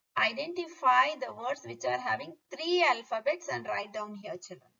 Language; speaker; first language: English; non-native, local second language; Kannada